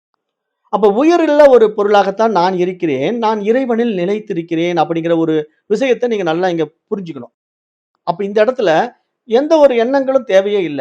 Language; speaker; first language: Tamil; native; Tamil